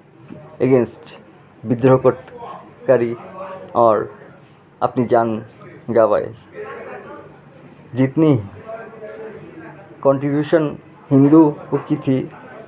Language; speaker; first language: Hindi; non-native, fluent; Bangla